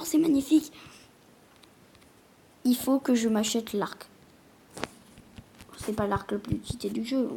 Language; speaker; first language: French; native; French